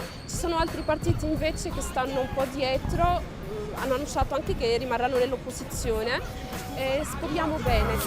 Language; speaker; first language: Italian; non-native, fluent; Arabic